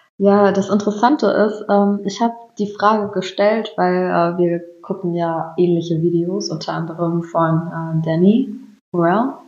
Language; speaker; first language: German; native; German